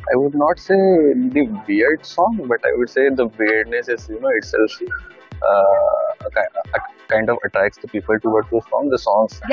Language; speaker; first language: English; non-native, local second language; Hindi